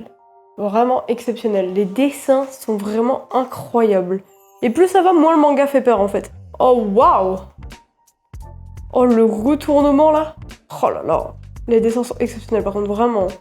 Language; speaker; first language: French; native; French